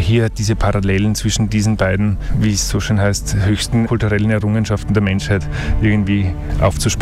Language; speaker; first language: German; native; German